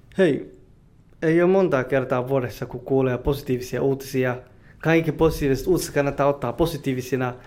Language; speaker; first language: Finnish; early bilingual, other home language; Somali